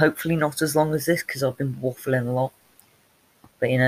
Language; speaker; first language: English; native; English